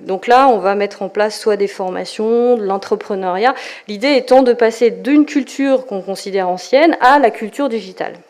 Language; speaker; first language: French; native; French